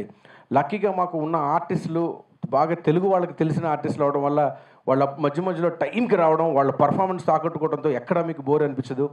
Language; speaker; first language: Telugu; native; Telugu